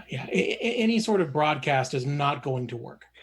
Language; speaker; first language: English; native; English